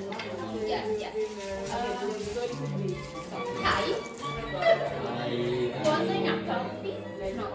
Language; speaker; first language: English; non-native, learner; Italian